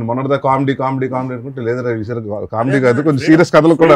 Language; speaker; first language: Telugu; native; Telugu